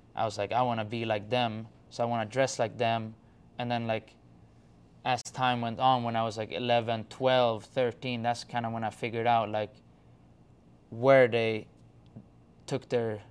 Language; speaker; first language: English; non-native, fluent; Swedish